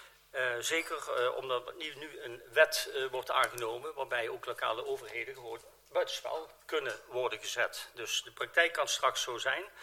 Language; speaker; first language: Dutch; native; Dutch